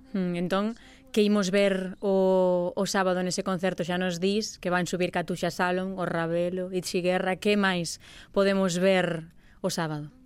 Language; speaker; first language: Galician; native; Galician